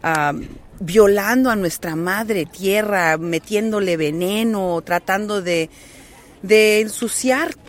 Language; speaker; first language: Spanish; native; Spanish